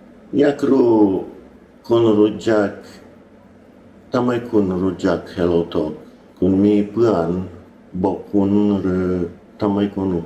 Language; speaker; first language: Thai; non-native, learner; English